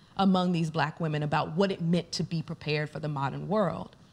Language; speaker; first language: English; native; English